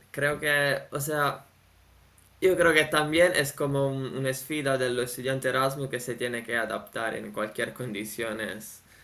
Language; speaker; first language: Spanish; non-native, fluent; Italian